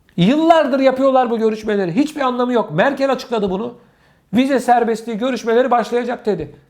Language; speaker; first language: Turkish; native; Turkish